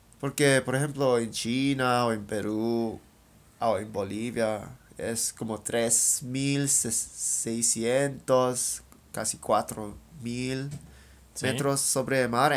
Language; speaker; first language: Spanish; non-native, learner; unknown